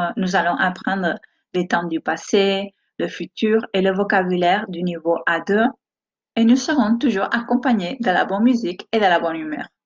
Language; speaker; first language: French; non-native, fluent; Spanish